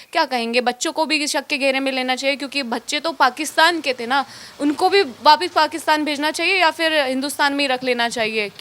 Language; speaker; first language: Hindi; native; Hindi